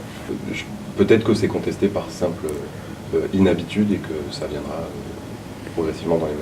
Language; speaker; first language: French; native; French